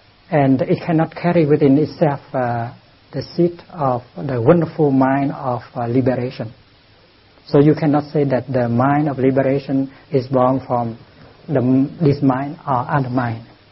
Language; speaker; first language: English; non-native, fluent; Vietnamese